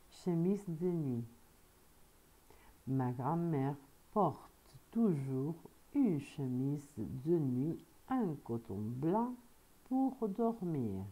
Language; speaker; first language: French; non-native, fluent; Spanish